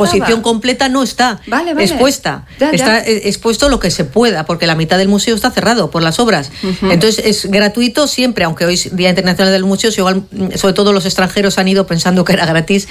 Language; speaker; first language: Spanish; native; Spanish